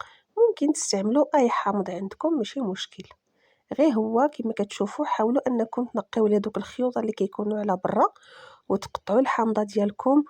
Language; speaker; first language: Arabic; native; Arabic